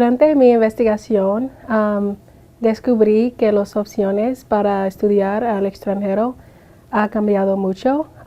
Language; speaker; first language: Spanish; non-native, fluent; English